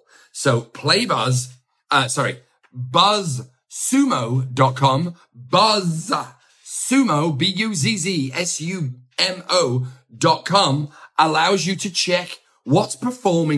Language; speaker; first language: English; native; English